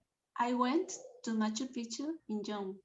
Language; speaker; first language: English; non-native, learner; Spanish